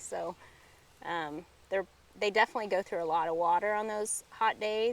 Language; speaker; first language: English; native; English